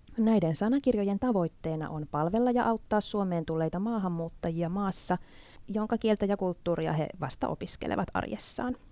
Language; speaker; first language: Finnish; native; Finnish